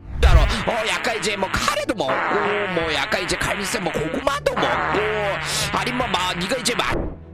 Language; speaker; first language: Korean; native; Korean